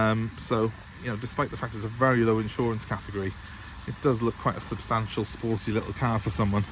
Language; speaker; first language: English; native; English